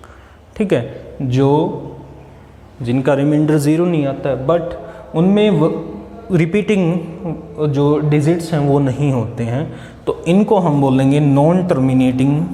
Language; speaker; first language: Hindi; native; Hindi